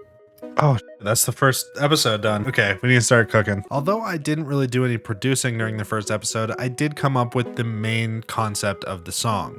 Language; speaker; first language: English; native; English